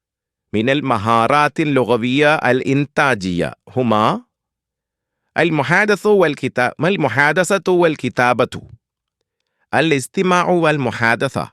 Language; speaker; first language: Arabic; non-native, fluent; Malayalam